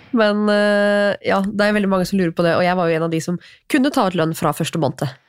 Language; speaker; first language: Norwegian; native; Norwegian